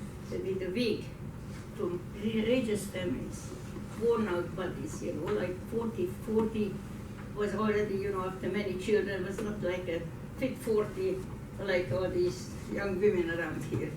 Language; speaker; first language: English; non-native, fluent; Hungarian